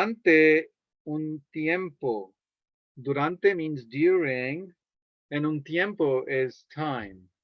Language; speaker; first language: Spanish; non-native, fluent; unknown